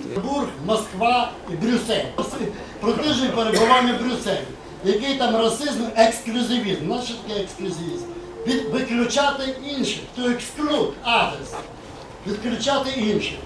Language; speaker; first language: Ukrainian; native; Ukrainian